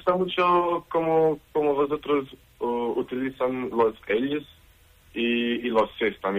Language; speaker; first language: Spanish; non-native, learner; Portuguese